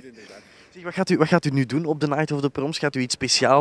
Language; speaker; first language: Dutch; native; Dutch